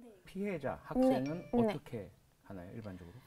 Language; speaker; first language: Korean; native; Korean